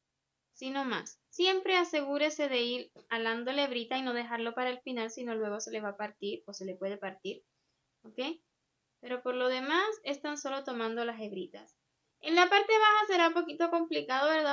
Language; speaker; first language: Spanish; native; Spanish